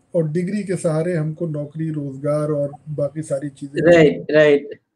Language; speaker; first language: Hindi; native; Hindi